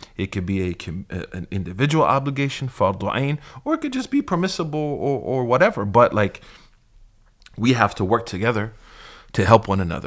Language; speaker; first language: English; native; English